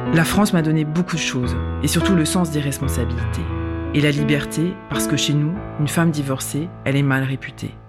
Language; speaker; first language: French; non-native, local second language; Arabic